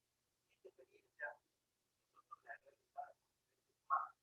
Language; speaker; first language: Spanish; native; Spanish